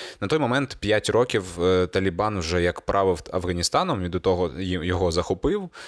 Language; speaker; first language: Ukrainian; native; Ukrainian